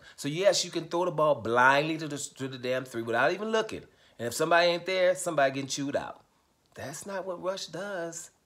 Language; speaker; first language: English; native; English